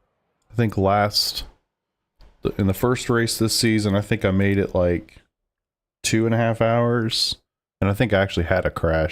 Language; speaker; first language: English; native; English